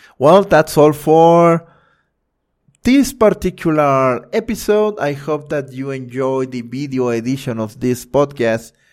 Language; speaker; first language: English; non-native, fluent; Spanish